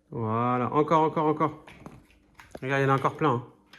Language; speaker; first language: French; native; French